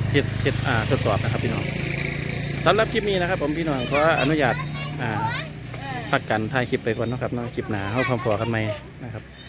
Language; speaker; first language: Thai; native; Thai